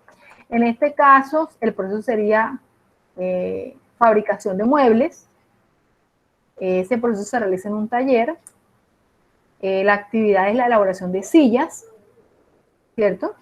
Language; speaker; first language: Spanish; native; Spanish